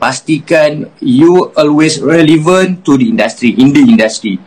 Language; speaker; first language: English; non-native, local second language; Malay